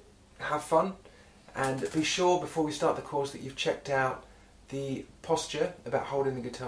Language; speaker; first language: English; native; English